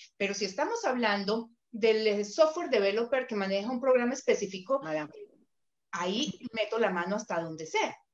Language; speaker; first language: Spanish; native; Spanish